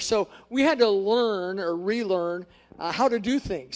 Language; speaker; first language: English; native; English